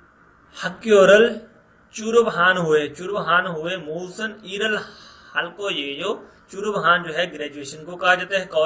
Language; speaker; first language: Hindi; non-native, local second language; Punjabi